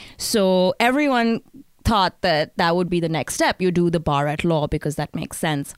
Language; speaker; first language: English; non-native, local second language; Urdu